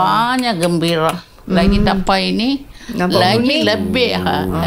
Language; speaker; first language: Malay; non-native, local second language; Tamil